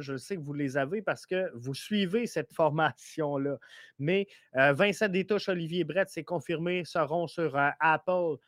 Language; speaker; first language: French; native; French